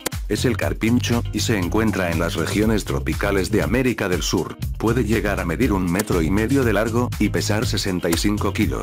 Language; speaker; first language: Spanish; native; Spanish